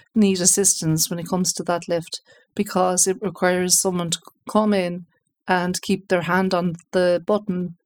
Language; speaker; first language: English; native; English